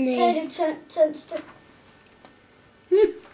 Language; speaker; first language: Danish; non-native, learner; Filipino